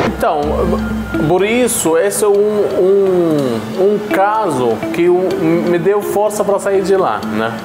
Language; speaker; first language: Portuguese; non-native, learner; Arabic